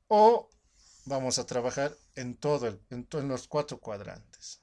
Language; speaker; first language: Spanish; native; Spanish